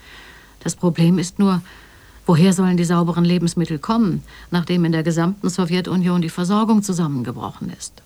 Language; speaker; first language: German; native; German